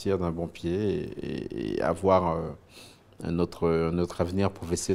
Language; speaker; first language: French; non-native, local second language; Haitian Creole